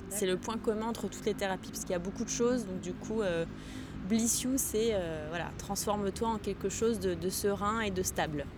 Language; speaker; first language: French; non-native, local second language; Arabic